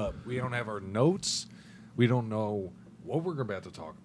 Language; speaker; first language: English; native; English